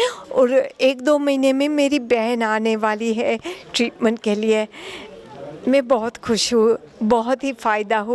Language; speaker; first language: Hindi; early bilingual, heritage; Hindi